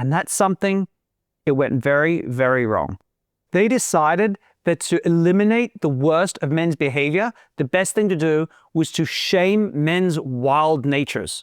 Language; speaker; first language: English; native; English